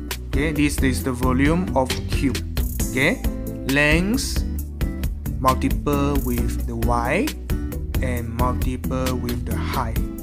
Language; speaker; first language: English; non-native, local second language; Malay